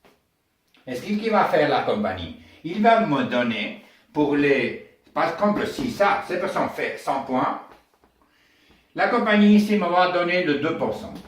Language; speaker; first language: French; non-native, learner; Spanish